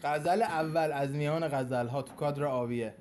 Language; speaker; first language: Persian; native; Persian